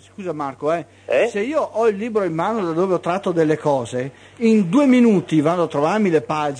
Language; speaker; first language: Italian; native; Italian